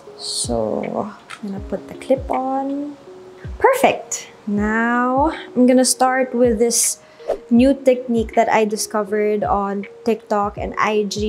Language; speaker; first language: English; non-native, local second language; Filipino